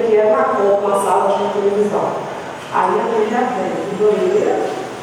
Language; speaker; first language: Portuguese; native; Portuguese